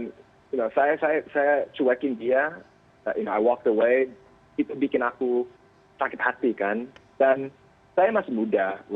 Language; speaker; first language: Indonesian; early bilingual, heritage; Indonesian